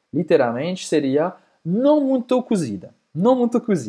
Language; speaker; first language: Portuguese; non-native, fluent; French